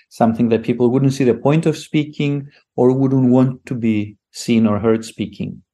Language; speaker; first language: English; non-native, fluent; Greek